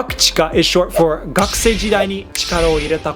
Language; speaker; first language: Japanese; non-native, fluent; English